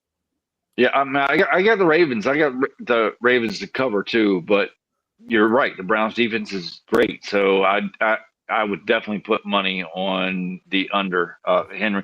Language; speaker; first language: English; native; English